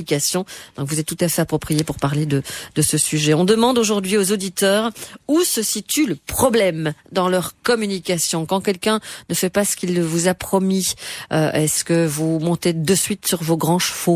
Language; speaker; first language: French; native; French